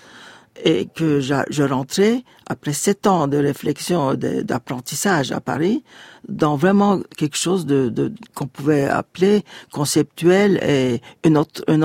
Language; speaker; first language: French; non-native, fluent; Turkish